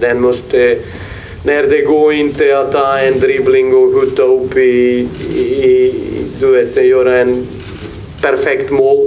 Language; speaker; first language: Swedish; non-native, fluent; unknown